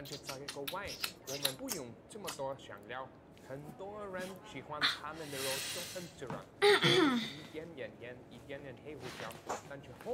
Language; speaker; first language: Chinese; non-native, fluent; German